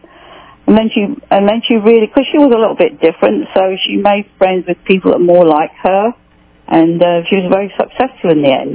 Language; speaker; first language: English; native; English